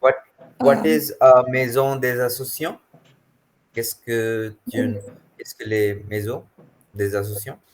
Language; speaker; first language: French; non-native, fluent; Hindi